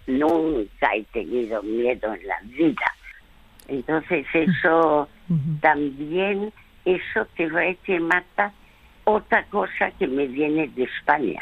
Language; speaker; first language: Spanish; early bilingual, other home language; French